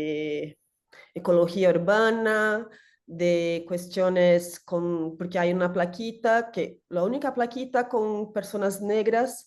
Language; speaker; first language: Spanish; non-native, learner; Portuguese